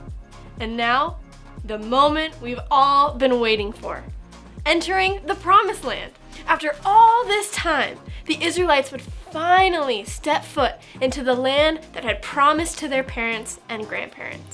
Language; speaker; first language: English; native; English